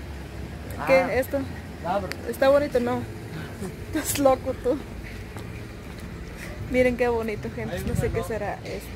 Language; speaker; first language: Spanish; native; Spanish